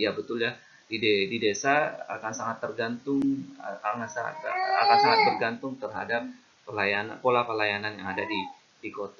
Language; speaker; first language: Indonesian; native; Indonesian